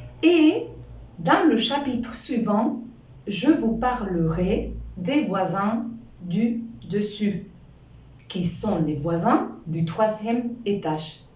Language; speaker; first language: French; non-native, fluent; Spanish